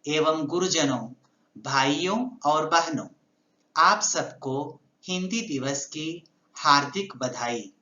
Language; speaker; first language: Hindi; non-native, local second language; Telugu